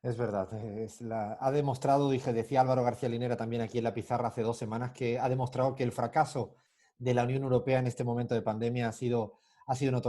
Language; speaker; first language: Spanish; native; Spanish